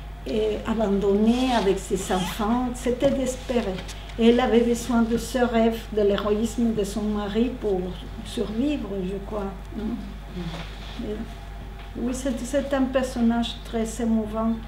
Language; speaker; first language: French; non-native, learner; Spanish